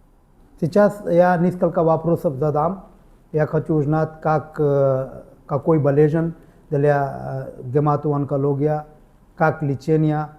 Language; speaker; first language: Russian; non-native, learner; Hindi